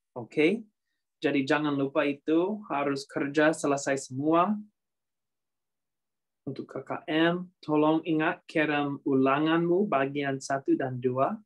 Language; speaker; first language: Indonesian; non-native, fluent; English